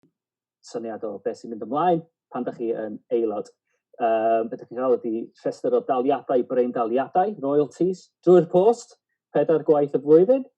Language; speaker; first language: Welsh; native; Welsh